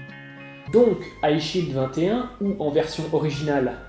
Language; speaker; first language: French; native; French